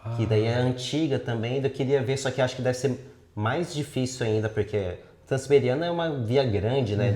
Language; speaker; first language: Portuguese; native; Portuguese